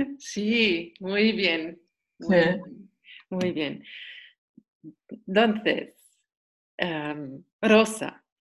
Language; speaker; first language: Spanish; non-native, learner; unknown